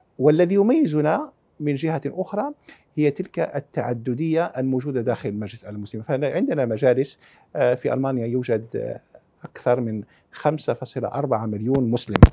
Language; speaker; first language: Arabic; early bilingual, heritage; Arabic